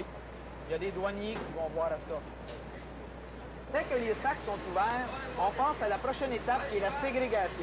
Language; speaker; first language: French; native; French